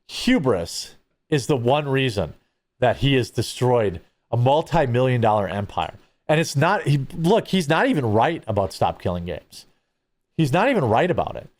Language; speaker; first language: English; native; English